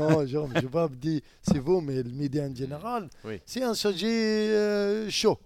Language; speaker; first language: French; non-native, learner; Arabic